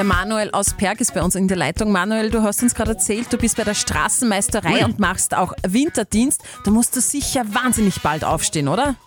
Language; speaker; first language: German; native; German